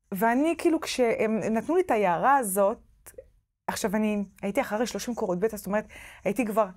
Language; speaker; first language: Hebrew; non-native, fluent; French